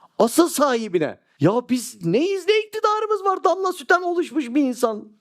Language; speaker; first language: Turkish; native; Turkish